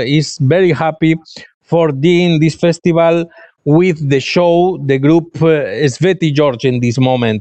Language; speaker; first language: English; non-native, learner; Galician